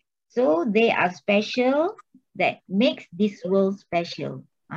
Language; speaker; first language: English; non-native, local second language; Malay